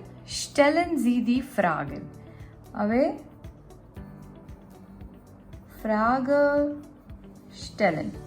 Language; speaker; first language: German; non-native, learner; Gujarati